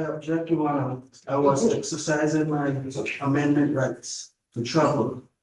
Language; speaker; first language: English; native; English